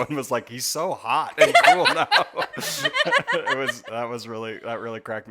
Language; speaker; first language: English; native; English